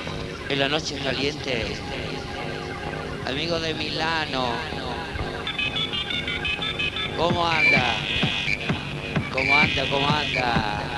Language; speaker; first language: Spanish; non-native, learner; Italian